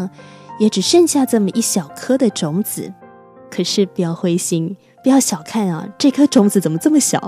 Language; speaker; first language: Chinese; native; Chinese